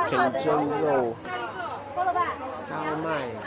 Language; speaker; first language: Chinese; non-native, fluent; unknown